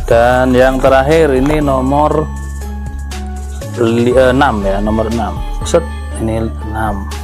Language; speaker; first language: Indonesian; native; Indonesian